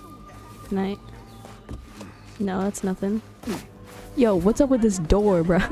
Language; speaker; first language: English; native; English